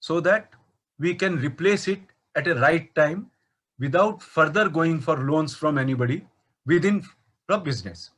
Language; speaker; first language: English; non-native, local second language; Marathi